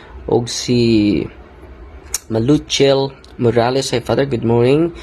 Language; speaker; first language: English; non-native, local second language; Filipino